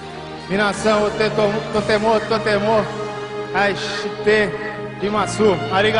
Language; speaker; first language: Japanese; non-native, learner; Portuguese